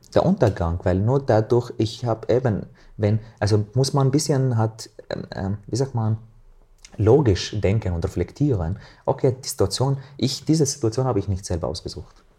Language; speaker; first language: German; non-native, fluent; Arabic